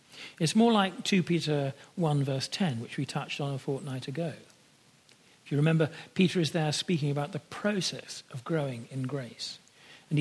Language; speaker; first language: English; native; English